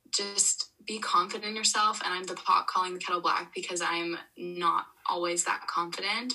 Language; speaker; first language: English; native; English